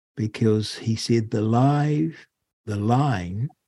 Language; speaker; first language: English; native; English